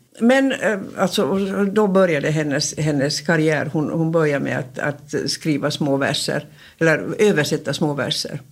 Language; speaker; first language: Swedish; native; Swedish